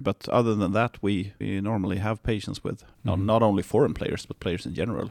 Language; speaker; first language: English; non-native, fluent; Swedish